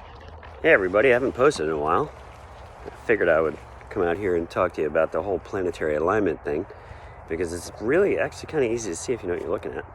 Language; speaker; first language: English; native; English